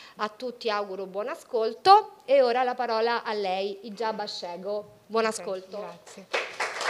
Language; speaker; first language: Italian; native; Italian